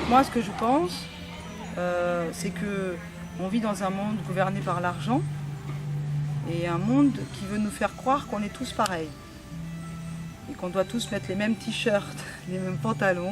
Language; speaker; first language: French; native; French